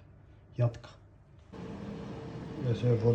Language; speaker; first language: Finnish; non-native, learner; Arabic